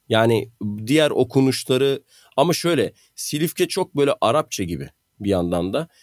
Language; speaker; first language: Turkish; native; Turkish